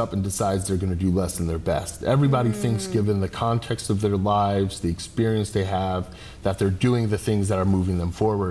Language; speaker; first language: English; native; English